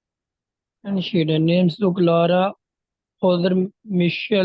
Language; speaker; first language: German; non-native, learner; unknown